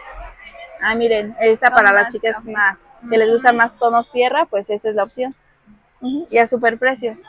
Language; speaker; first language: Spanish; native; Spanish